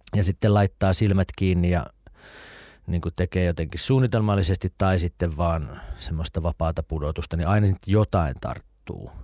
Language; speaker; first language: Finnish; native; Finnish